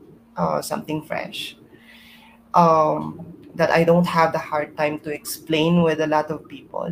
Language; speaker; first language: English; non-native, local second language; Iloko